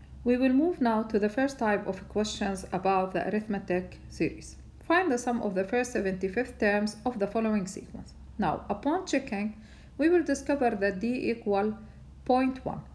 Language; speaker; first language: English; non-native, fluent; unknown